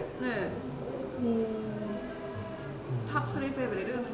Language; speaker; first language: Korean; non-native, learner; Khmer